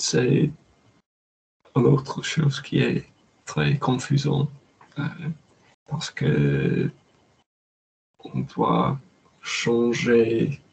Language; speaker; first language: French; non-native, learner; English